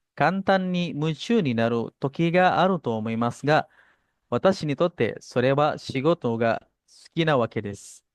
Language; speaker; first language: Japanese; non-native, fluent; Indonesian